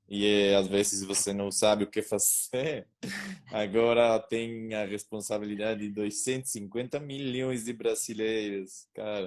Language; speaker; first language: Portuguese; non-native, learner; Spanish